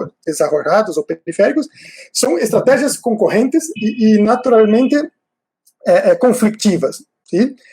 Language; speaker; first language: Spanish; non-native, fluent; Portuguese